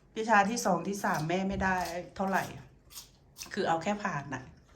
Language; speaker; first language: Thai; native; Thai